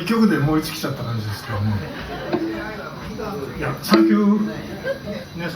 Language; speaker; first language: Japanese; native; Japanese